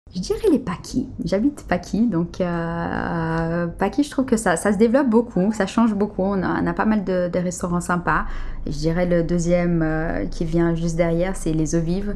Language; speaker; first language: French; early bilingual, other home language; Portuguese